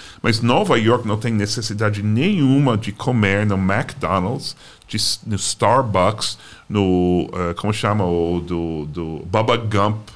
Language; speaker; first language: Portuguese; non-native, fluent; English